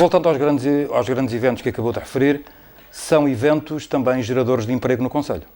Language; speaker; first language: Portuguese; native; Portuguese